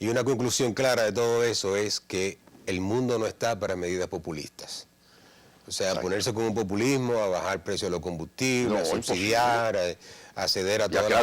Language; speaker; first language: Spanish; native; Spanish